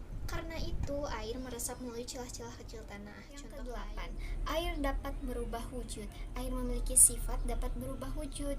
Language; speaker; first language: Indonesian; native; Indonesian